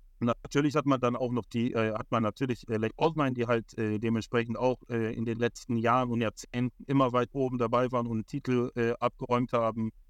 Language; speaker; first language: German; early bilingual, other home language; Polish